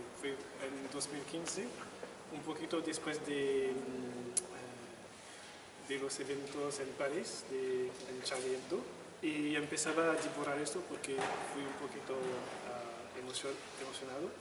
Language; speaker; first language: Spanish; non-native, learner; French